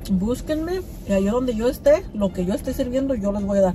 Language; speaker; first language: Spanish; native; Spanish